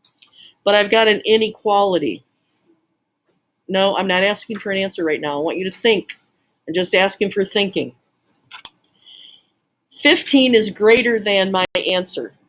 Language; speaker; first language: English; native; English